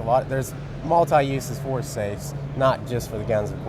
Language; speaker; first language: English; native; English